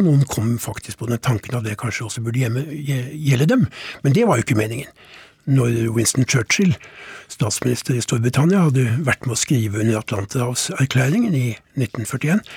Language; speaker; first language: Norwegian; native; Norwegian